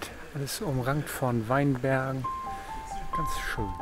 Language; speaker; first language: German; native; German